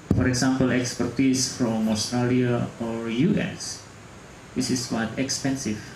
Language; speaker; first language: English; non-native, local second language; Indonesian